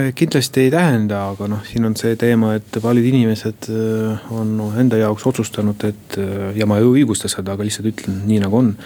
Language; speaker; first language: Estonian; non-native, local second language; Russian